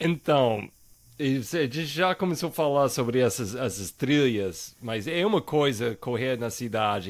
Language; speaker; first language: Portuguese; non-native, fluent; English